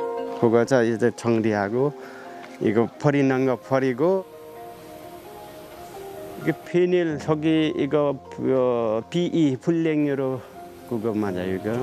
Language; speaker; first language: Korean; non-native, learner; Nepali